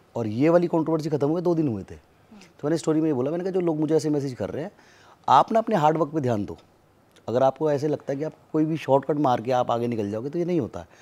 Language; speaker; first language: Hindi; native; Hindi